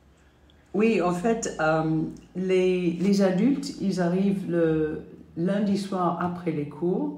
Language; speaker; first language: French; non-native, fluent; English